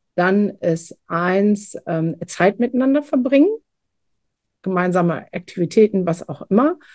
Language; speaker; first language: German; native; German